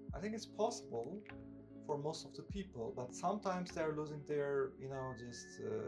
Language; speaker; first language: English; non-native, fluent; Turkish